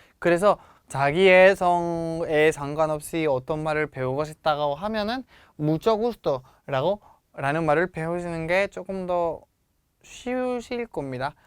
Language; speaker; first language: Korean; non-native, fluent; Spanish